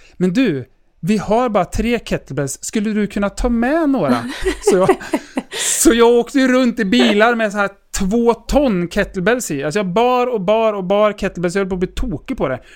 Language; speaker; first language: Swedish; native; Swedish